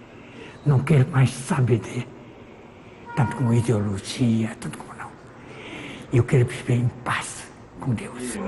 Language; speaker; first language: Portuguese; non-native, fluent; Korean